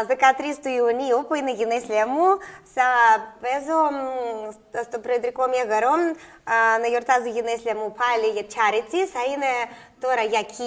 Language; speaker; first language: Greek; non-native, learner; Russian